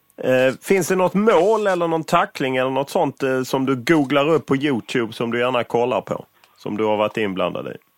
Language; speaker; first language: Swedish; native; Swedish